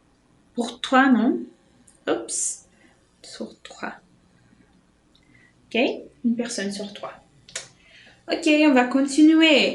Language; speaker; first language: French; non-native, fluent; Portuguese